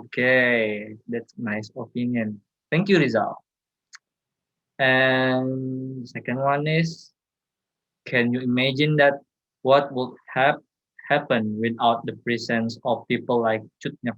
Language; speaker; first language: English; non-native, learner; Indonesian